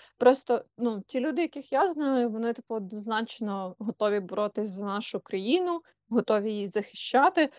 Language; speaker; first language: Ukrainian; non-native, local second language; Russian